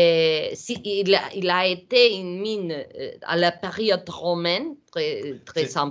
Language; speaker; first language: French; non-native, learner; Portuguese